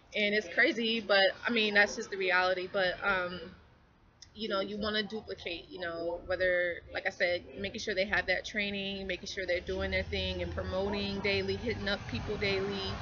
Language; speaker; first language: English; native; English